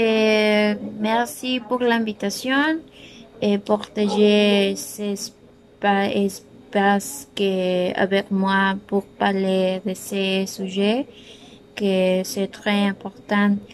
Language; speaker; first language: French; non-native, learner; Spanish